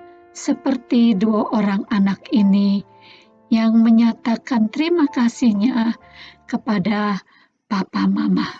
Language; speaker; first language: Indonesian; native; Indonesian